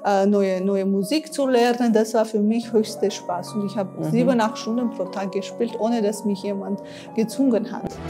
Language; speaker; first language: German; non-native, fluent; Armenian